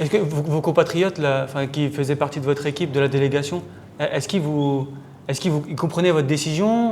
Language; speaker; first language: French; native; French